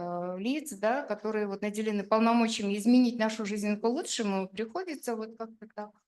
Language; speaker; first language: Russian; native; Russian